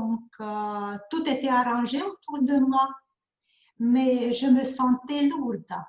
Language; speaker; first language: French; non-native, learner; Hungarian